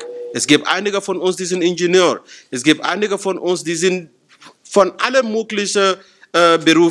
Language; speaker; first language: German; non-native, fluent; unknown